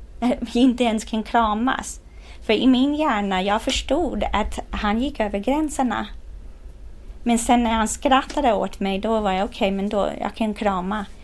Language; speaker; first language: Swedish; non-native, fluent; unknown